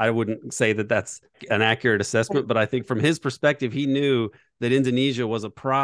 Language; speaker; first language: English; native; English